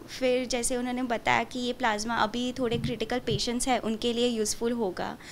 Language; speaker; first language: Hindi; non-native, local second language; Gujarati